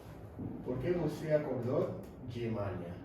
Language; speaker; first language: Portuguese; non-native, learner; English